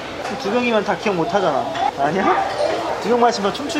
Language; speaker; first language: Korean; native; Korean